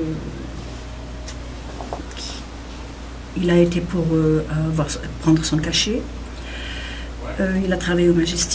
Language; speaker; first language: French; non-native, local second language; Kabyle